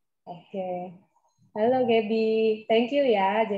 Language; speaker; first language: English; non-native, fluent; Indonesian